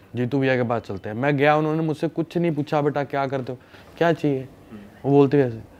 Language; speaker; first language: Hindi; native; Hindi